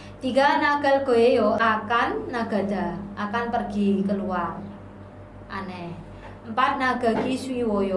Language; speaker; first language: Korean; non-native, fluent; Indonesian